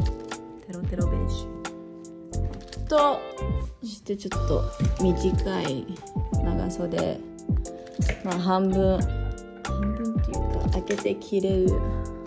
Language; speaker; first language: Japanese; early bilingual, heritage; English